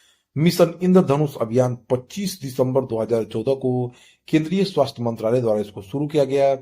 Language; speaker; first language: Hindi; native; Hindi